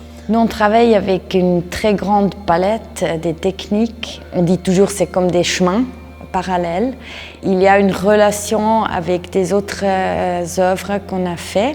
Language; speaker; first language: French; non-native, local second language; German